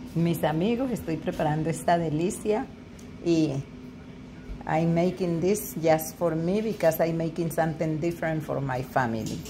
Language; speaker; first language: English; non-native, learner; Spanish